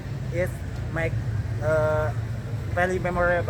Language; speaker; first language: English; non-native, learner; Indonesian